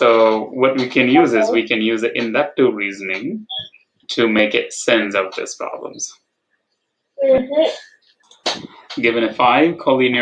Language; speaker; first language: English; non-native, fluent; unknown